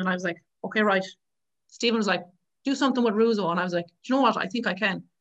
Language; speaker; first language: English; native; English